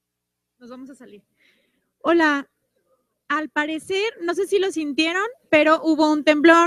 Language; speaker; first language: Spanish; native; Spanish